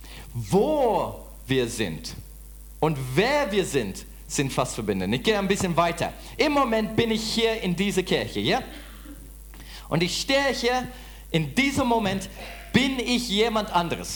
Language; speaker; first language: German; non-native, fluent; English